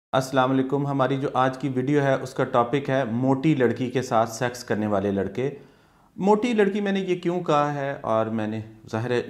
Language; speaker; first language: Urdu; native; Urdu